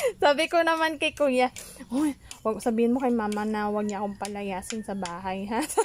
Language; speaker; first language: Filipino; non-native, local second language; Hiligaynon